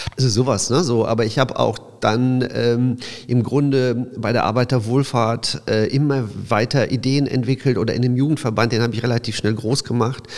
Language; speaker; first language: German; early bilingual, other home language; Polish